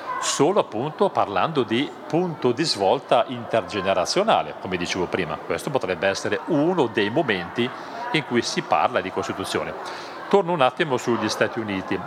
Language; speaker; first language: Italian; non-native, fluent; German